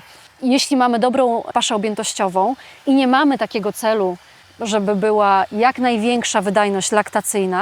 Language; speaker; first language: Polish; native; Polish